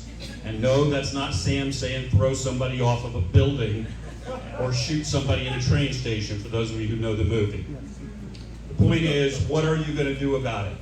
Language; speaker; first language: English; native; English